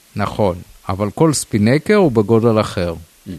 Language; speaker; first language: Hebrew; native; Hebrew